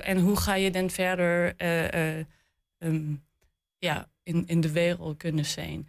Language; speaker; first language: Dutch; non-native, learner; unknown